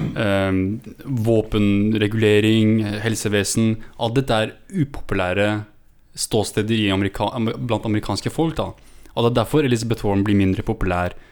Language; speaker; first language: Norwegian; native; Norwegian